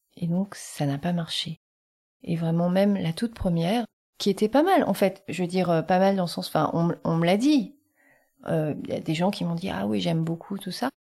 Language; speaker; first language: French; early bilingual, other home language; Vietnamese